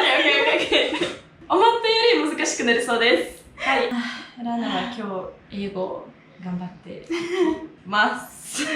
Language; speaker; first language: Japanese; non-native, fluent; Russian